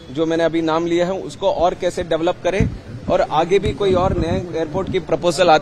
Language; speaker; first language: Hindi; non-native, local second language; Telugu